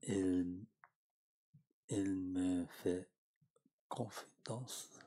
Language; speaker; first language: French; non-native, learner; Tibetan